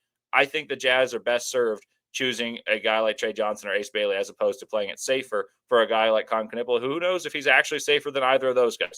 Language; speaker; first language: English; native; English